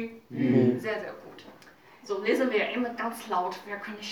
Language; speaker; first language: German; non-native, learner; Chinese